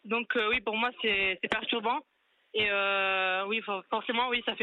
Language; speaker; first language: French; early bilingual, other home language; Italian